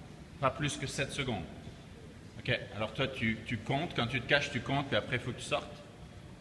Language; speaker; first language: French; native; French